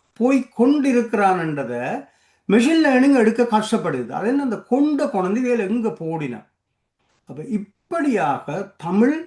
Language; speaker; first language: Tamil; native; Tamil